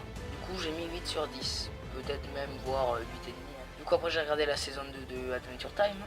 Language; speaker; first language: French; native; French